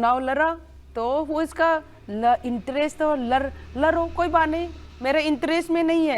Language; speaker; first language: Hindi; non-native, local second language; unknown